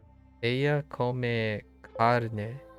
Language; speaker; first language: Spanish; non-native, learner; English